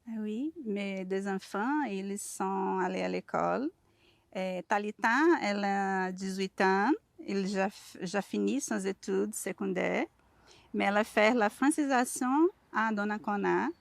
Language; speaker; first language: French; non-native, learner; Portuguese